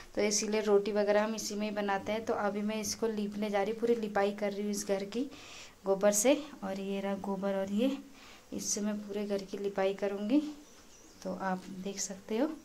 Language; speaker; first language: Hindi; native; Hindi